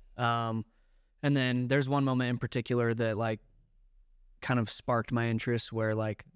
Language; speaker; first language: English; native; English